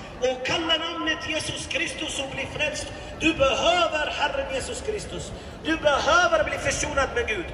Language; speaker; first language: Swedish; non-native, fluent; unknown